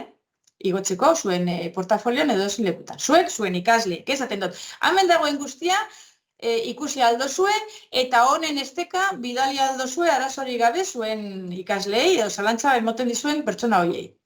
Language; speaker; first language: Basque; native; Basque